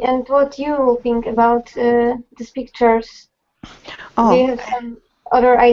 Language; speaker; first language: English; non-native, fluent; Polish